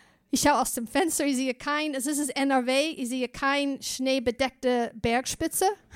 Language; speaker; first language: German; non-native, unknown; English